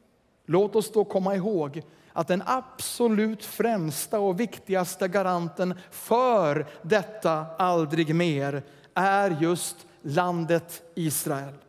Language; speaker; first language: Swedish; native; Swedish